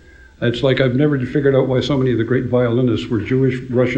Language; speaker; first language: English; native; English